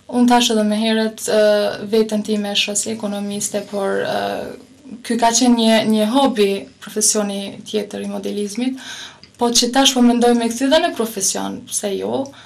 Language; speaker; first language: Albanian; native; Albanian